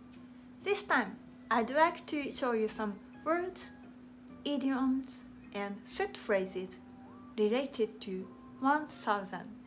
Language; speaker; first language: English; non-native, fluent; Japanese